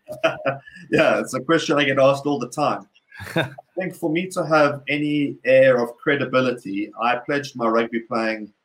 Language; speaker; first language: English; native; English